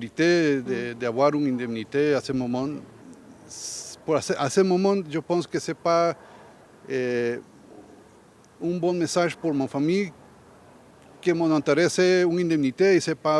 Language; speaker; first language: French; non-native, learner; Spanish